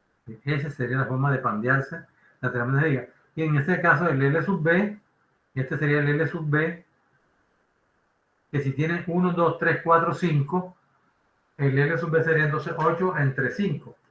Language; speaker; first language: Spanish; native; Spanish